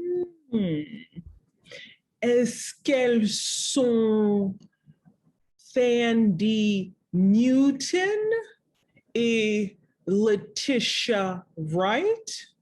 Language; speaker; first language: French; non-native, learner; English